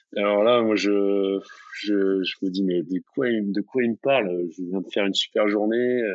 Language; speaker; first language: French; native; French